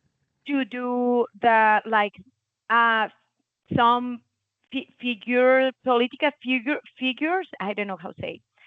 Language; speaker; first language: English; non-native, learner; Spanish